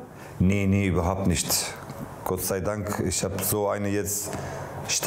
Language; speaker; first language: German; non-native, learner; Turkish